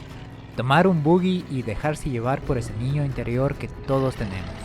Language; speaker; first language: Spanish; native; Spanish